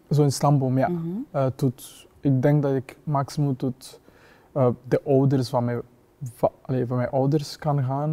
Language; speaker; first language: Dutch; non-native, fluent; Kinyarwanda